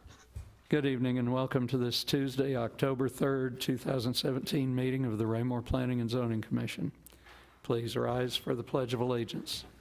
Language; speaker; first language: English; native; English